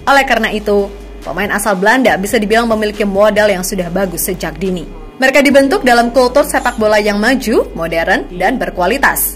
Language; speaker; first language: Indonesian; native; Indonesian